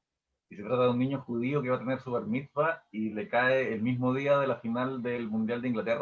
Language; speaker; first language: Spanish; native; Spanish